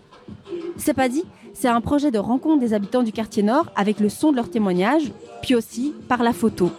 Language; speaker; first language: French; native; French